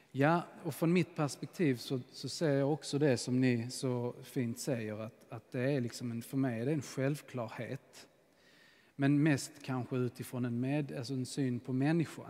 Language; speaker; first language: Swedish; native; Swedish